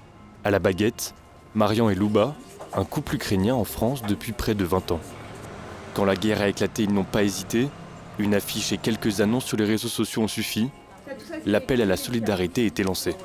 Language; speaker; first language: French; native; French